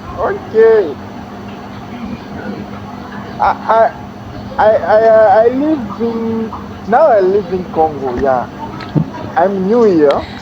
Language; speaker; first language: English; non-native, learner; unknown